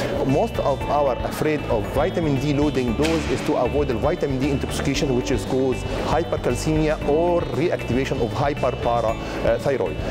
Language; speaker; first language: English; non-native, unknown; Arabic